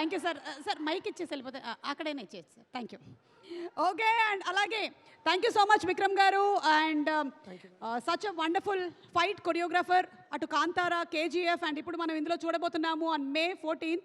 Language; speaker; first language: Telugu; native; Telugu